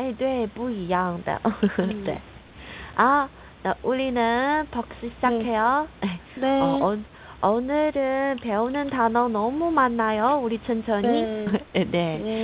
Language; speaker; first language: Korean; non-native, fluent; Chinese